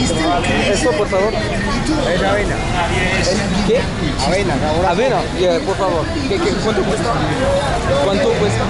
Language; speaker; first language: Spanish; non-native, learner; French